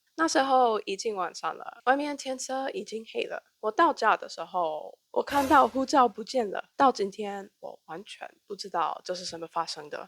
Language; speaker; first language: Chinese; non-native, fluent; English